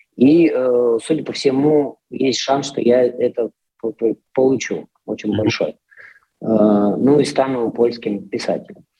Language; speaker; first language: Russian; native; Russian